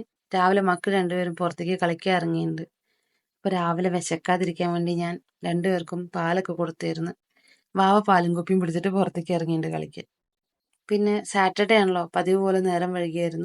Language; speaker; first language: Malayalam; native; Malayalam